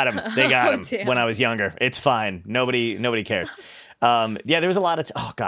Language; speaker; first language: English; native; English